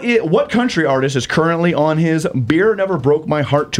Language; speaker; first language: English; native; English